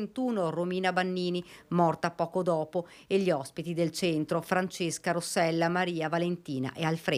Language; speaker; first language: Italian; native; Italian